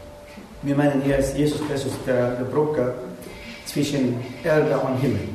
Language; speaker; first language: German; non-native, learner; Arabic